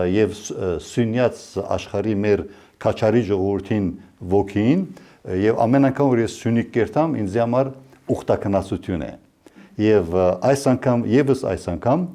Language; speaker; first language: Armenian; early bilingual, heritage; Armenian